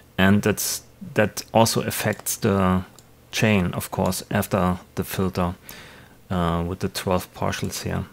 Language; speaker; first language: English; non-native, fluent; German